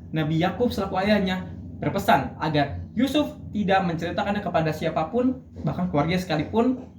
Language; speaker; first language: Indonesian; native; Indonesian